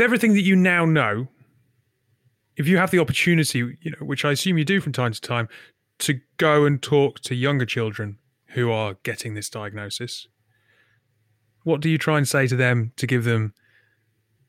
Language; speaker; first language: English; native; English